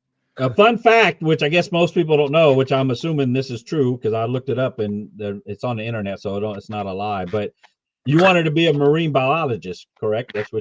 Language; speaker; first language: English; native; English